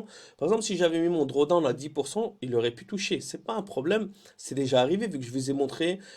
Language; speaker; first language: French; native; French